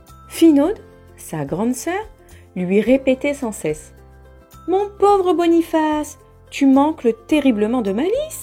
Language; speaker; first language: French; native; French